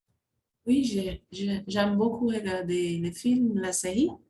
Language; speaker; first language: French; non-native, learner; Portuguese